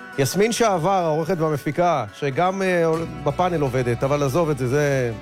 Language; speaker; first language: Hebrew; native; Hebrew